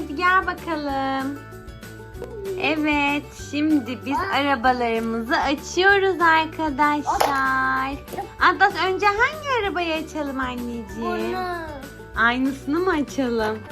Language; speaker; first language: Turkish; native; Turkish